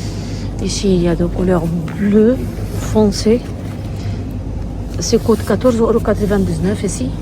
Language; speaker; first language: French; non-native, learner; Arabic